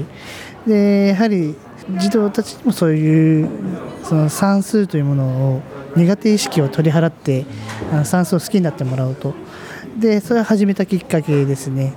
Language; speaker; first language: Japanese; native; Japanese